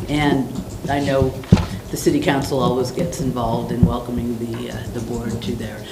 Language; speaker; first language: English; native; English